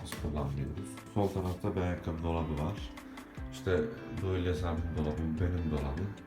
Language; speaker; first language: Turkish; native; Turkish